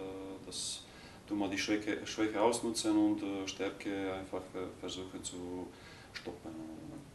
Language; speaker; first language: German; non-native, learner; Croatian